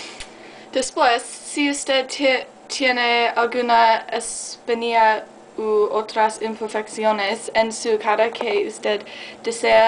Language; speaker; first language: Spanish; non-native, learner; English